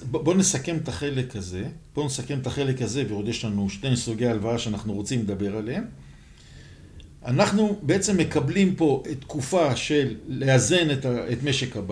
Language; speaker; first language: Hebrew; native; Hebrew